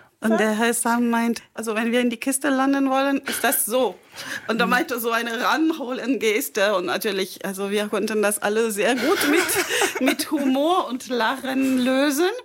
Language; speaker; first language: German; non-native, fluent; French